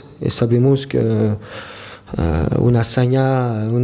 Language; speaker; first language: Spanish; non-native, fluent; French